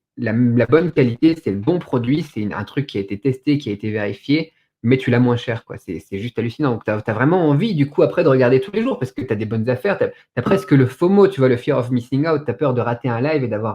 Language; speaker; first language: French; native; French